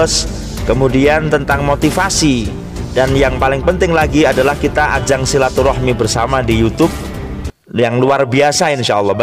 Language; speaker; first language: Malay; non-native, local second language; Javanese